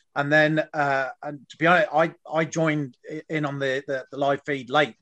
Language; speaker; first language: English; native; English